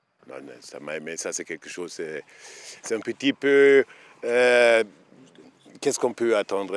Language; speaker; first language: French; non-native, fluent; German